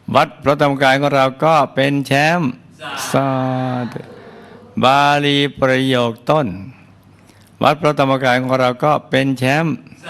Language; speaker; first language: Thai; native; Thai